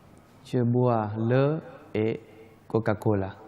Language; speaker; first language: French; non-native, learner; Thai